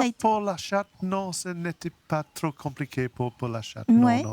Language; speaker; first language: French; non-native, learner; English